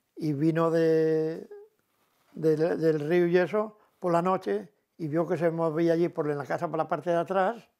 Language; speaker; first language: Spanish; native; Spanish